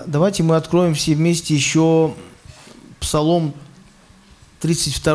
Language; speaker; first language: Russian; native; Russian